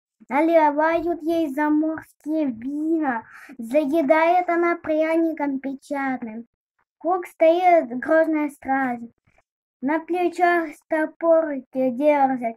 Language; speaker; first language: Russian; native; Russian